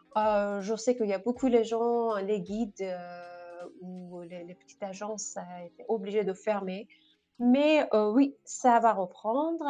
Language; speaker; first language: French; non-native, fluent; Persian